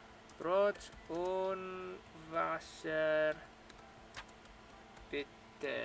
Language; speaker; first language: German; non-native, learner; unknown